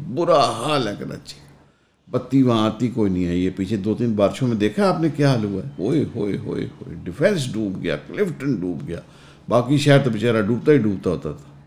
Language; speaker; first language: Urdu; non-native, local second language; Punjabi